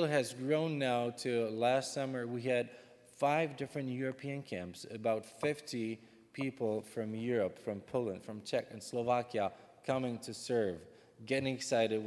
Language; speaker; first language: English; non-native, fluent; Czech